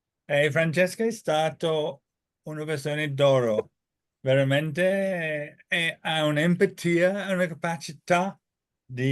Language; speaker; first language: Italian; non-native, fluent; English